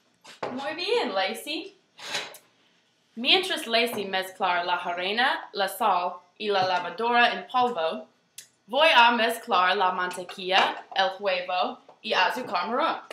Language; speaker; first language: Spanish; non-native, learner; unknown